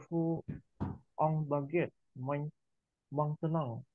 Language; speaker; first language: French; non-native, learner; Indonesian